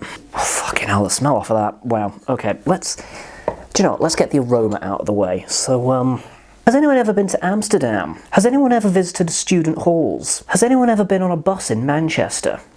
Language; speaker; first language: English; native; English